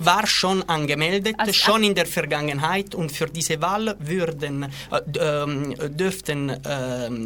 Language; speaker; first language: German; non-native, learner; Italian